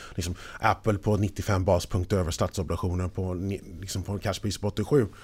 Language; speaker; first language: Swedish; non-native, fluent; English